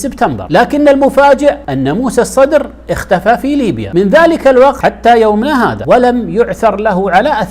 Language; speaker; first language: Arabic; native; Arabic